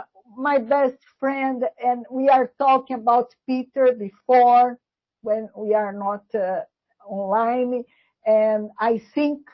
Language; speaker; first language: English; non-native, learner; Portuguese